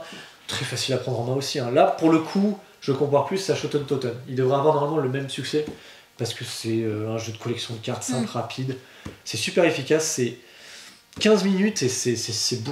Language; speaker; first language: French; native; French